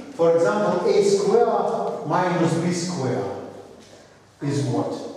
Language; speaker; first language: English; non-native, fluent; Russian